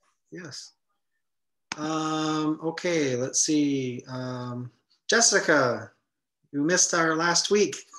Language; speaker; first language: English; native; English